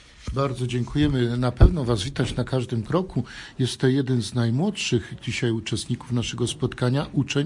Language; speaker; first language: Polish; native; Polish